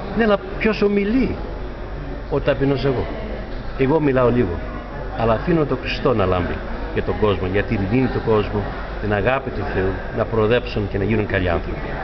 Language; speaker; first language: Greek; early bilingual, heritage; Greek